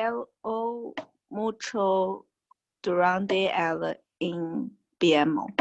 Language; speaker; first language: Spanish; non-native, learner; English